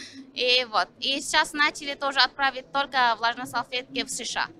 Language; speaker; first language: Russian; non-native, learner; Turkish